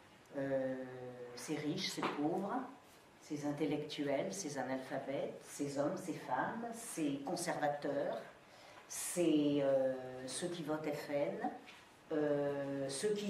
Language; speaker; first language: French; native; French